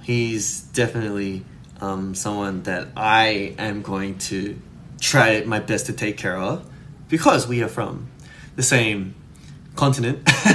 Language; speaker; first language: English; early bilingual, other home language; Korean